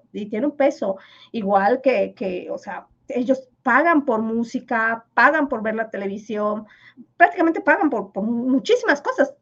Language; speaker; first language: Spanish; non-native, local second language; Yucateco